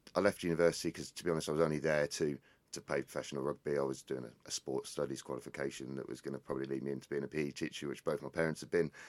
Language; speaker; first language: English; native; English